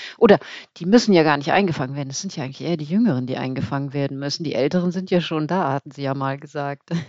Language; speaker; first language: German; native; German